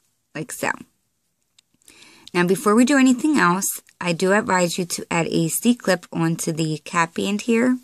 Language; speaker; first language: English; native; English